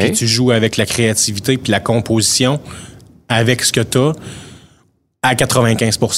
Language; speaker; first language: French; native; French